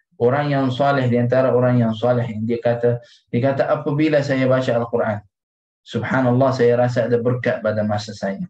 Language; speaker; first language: Malay; non-native, fluent; Arabic